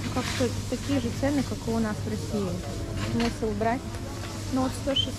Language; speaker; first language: Russian; native; Russian